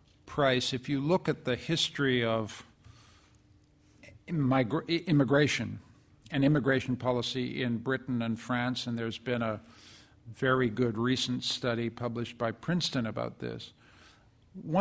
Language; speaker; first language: English; native; English